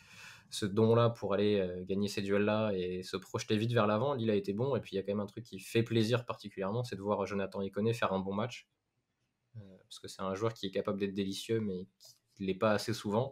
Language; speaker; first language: French; native; French